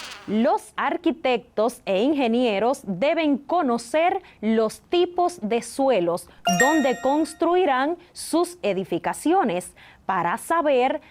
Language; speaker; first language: Spanish; native; Spanish